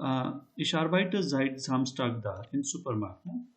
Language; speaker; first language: German; non-native, learner; Hindi